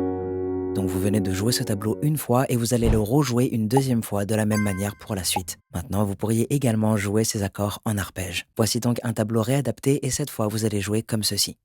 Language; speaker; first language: French; native; French